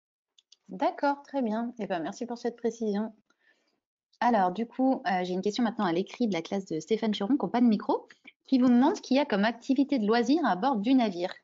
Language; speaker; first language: French; native; French